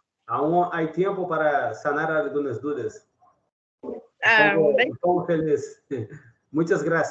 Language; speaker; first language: Spanish; non-native, learner; Portuguese